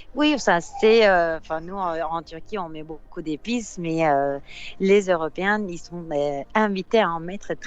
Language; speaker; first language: French; non-native, fluent; Turkish